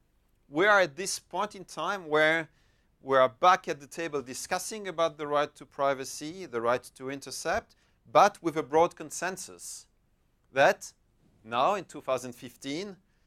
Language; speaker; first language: English; non-native, fluent; French